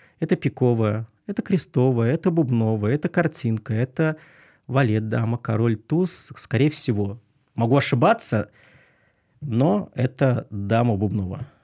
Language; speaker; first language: Russian; native; Russian